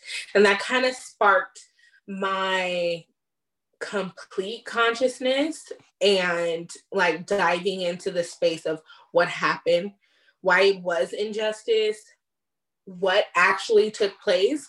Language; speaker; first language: English; native; English